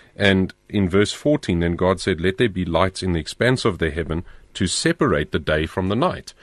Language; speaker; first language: English; native; English